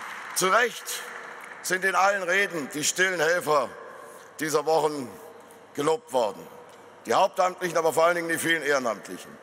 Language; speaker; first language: German; native; German